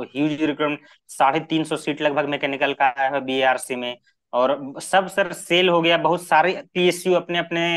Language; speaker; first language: Hindi; native; Hindi